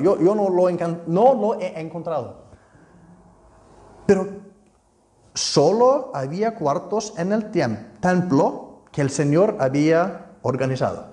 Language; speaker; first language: Spanish; non-native, fluent; Icelandic